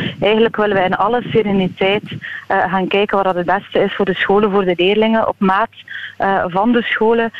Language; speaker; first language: Dutch; native; Dutch